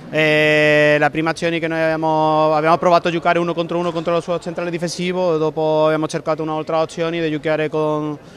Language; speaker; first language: Italian; non-native, learner; Spanish